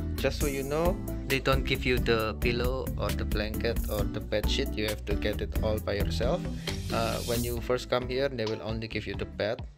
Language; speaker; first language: English; non-native, fluent; Indonesian